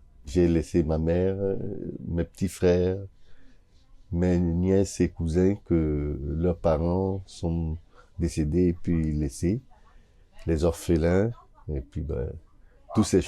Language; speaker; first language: French; non-native, local second language; Sango